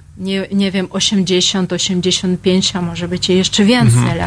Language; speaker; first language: Polish; non-native, learner; Russian